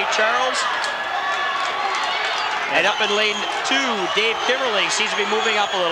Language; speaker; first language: English; native; English